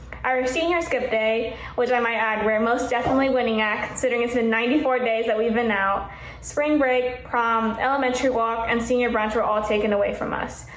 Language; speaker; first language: English; early bilingual, other home language; Vietnamese